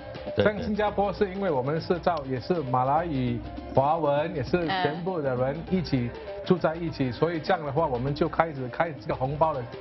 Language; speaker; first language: Chinese; non-native, local second language; Tamil